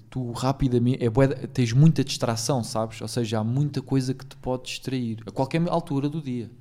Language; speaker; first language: Portuguese; native; Portuguese